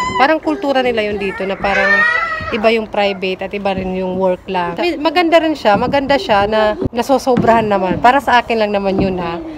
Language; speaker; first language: Filipino; native; Filipino